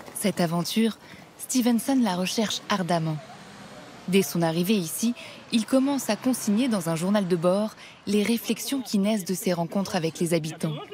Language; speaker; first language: French; native; French